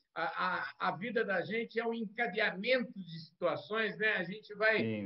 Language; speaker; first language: Portuguese; native; Portuguese